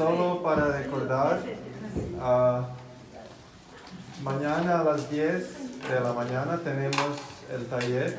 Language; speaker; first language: Spanish; non-native, fluent; Croatian